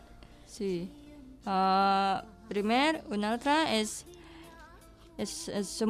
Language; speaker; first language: Catalan; non-native, learner; Indonesian